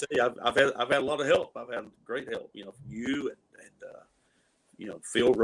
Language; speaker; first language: English; native; English